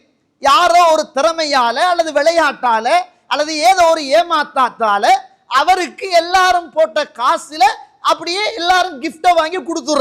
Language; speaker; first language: Tamil; native; Tamil